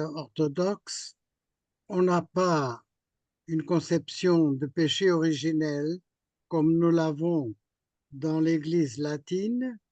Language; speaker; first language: French; non-native, fluent; Portuguese